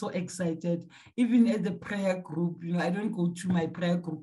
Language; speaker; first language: English; non-native, local second language; Tsonga